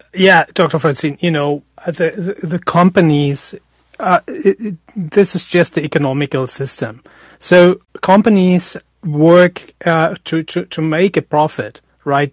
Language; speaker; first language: English; non-native, fluent; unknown